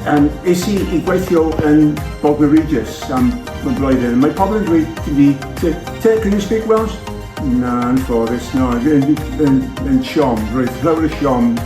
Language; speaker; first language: Welsh; non-native, local second language; English